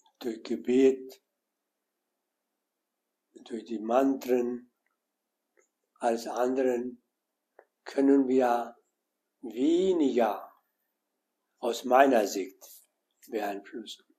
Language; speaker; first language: German; non-native, learner; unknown